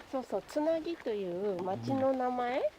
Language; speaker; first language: Japanese; native; Japanese